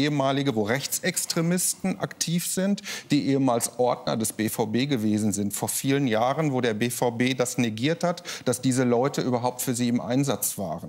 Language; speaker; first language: German; native; German